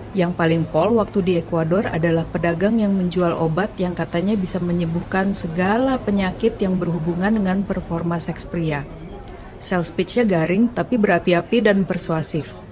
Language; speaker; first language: Indonesian; native; Indonesian